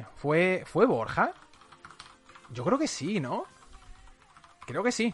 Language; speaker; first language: Spanish; native; Spanish